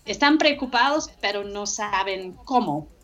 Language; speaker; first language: Spanish; non-native, fluent; English